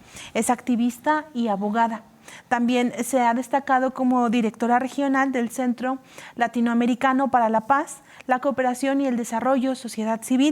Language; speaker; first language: Spanish; native; Spanish